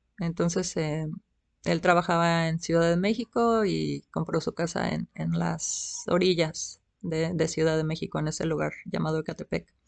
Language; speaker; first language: Spanish; early bilingual, other home language; English